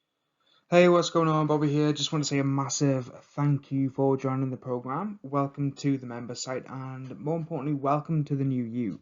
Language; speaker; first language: English; native; English